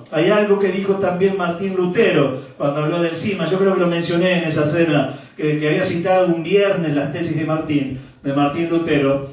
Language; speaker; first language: Spanish; native; Spanish